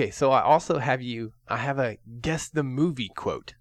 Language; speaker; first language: English; native; English